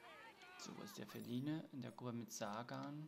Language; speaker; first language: German; native; German